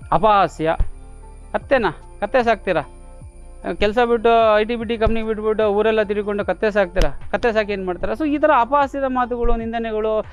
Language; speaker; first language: Kannada; native; Kannada